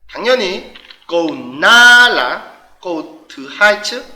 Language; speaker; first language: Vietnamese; non-native, fluent; Korean